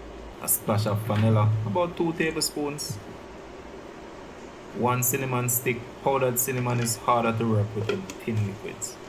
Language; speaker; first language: English; native; English